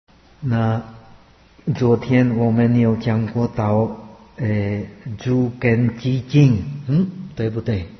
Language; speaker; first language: Chinese; non-native, fluent; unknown